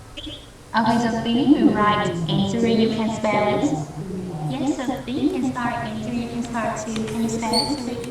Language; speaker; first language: English; non-native, fluent; Vietnamese